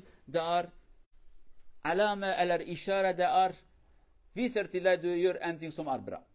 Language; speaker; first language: Norwegian; non-native, fluent; Kurdish